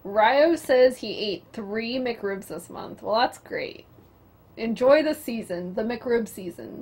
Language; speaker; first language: English; native; English